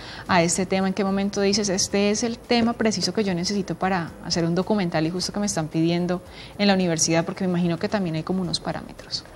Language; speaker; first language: Spanish; native; Spanish